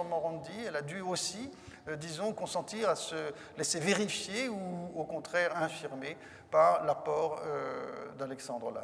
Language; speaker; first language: French; native; French